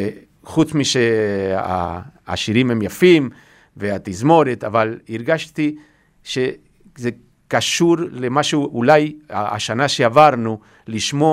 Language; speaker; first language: Hebrew; non-native, fluent; Spanish